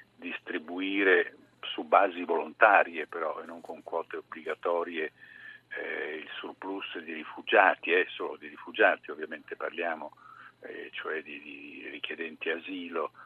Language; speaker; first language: Italian; native; Italian